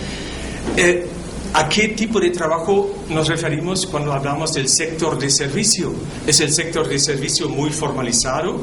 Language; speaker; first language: Spanish; non-native, fluent; German